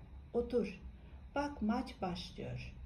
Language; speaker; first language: Turkish; non-native, fluent; Kazakh